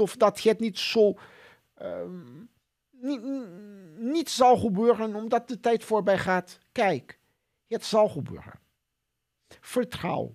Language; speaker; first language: Dutch; non-native, fluent; Portuguese